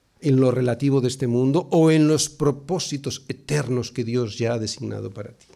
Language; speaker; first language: Spanish; native; Spanish